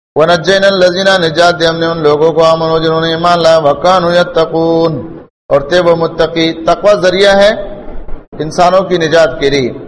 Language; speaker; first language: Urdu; non-native, local second language; Pashto